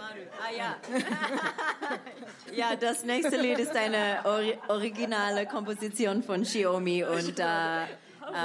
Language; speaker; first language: German; non-native, fluent; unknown